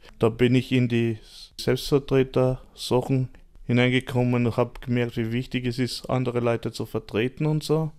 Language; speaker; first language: German; early bilingual, other home language; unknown